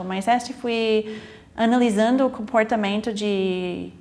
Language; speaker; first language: Portuguese; non-native, fluent; English